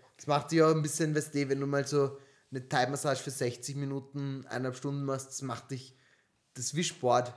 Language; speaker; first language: German; early bilingual, other home language; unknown